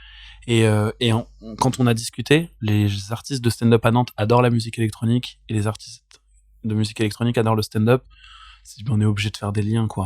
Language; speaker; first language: French; native; French